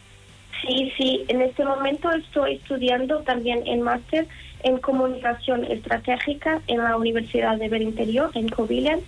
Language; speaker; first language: Spanish; non-native, learner; Portuguese